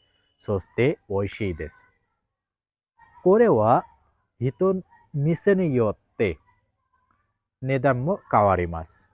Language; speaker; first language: Japanese; non-native, learner; Bangla